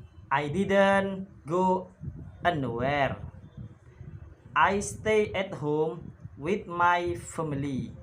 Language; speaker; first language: English; non-native, learner; Indonesian